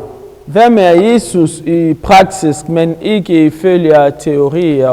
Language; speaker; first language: Danish; non-native, learner; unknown